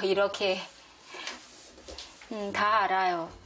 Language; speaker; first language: Korean; non-native, learner; Thai